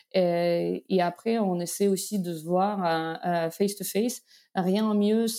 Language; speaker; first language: French; non-native, fluent; Russian